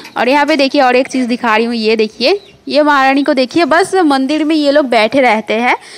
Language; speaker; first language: Hindi; non-native, local second language; Bangla